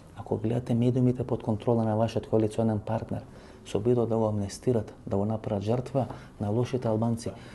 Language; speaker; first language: Macedonian; non-native, local second language; Albanian